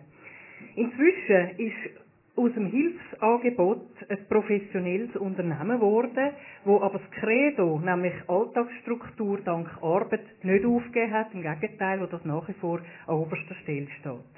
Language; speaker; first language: German; native; German